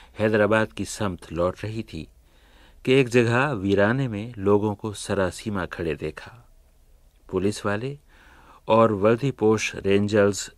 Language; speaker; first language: Urdu; native; Urdu